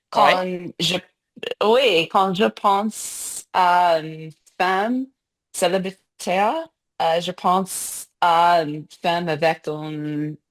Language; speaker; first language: French; non-native, learner; English